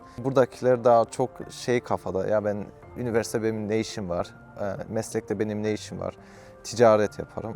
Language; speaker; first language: Turkish; early bilingual, heritage; Turkish